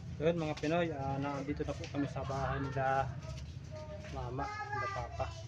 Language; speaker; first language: Filipino; non-native, local second language; Bikol